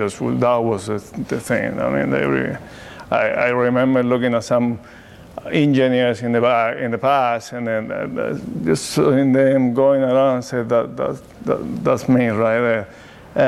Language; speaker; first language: English; non-native, fluent; Spanish